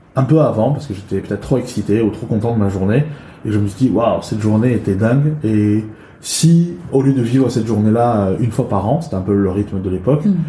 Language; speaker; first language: French; early bilingual, other home language; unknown